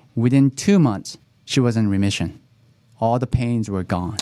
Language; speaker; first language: English; early bilingual, other home language; Korean